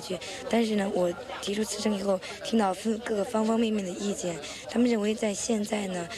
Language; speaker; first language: Chinese; native; Chinese